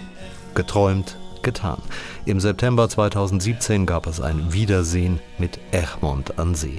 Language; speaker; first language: German; native; German